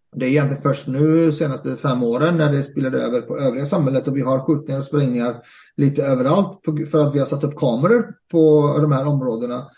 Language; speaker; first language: Swedish; early bilingual, other home language; Arabic